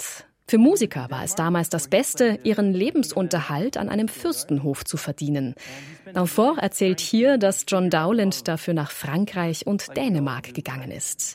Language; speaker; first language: German; native; German